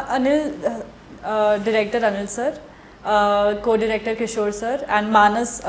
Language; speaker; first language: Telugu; non-native, learner; Hindi